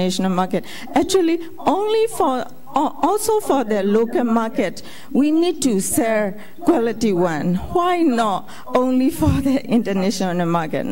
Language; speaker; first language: English; non-native, fluent; Burmese